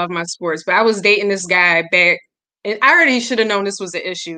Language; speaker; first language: English; native; English